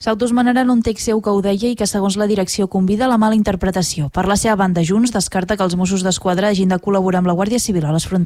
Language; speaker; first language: Catalan; native; Catalan